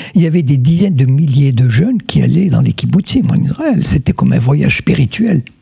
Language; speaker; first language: French; non-native, local second language; Arabic